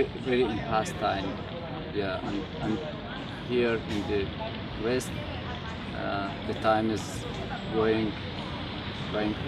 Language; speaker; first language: English; non-native, learner; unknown